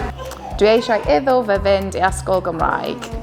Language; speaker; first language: Welsh; non-native, fluent; English